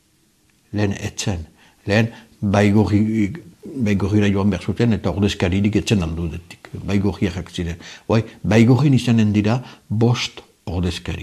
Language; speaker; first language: Basque; native; Basque